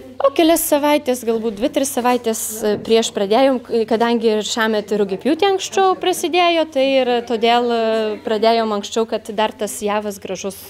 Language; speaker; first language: Lithuanian; native; Lithuanian